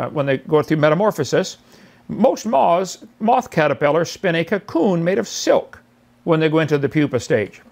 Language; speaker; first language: English; native; English